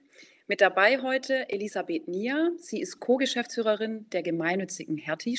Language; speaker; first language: German; native; German